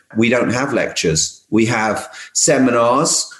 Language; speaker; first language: English; native; English